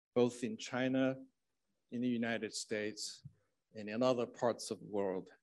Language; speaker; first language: English; non-native, fluent; Chinese